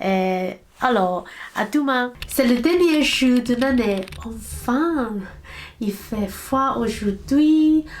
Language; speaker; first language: French; non-native, learner; Cantonese